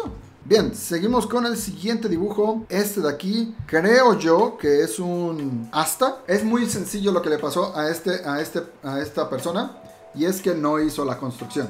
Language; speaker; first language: Spanish; native; Spanish